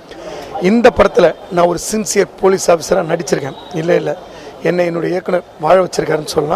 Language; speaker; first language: Tamil; native; Tamil